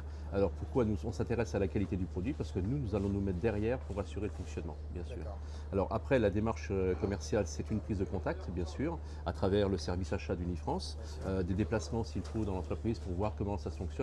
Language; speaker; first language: French; native; French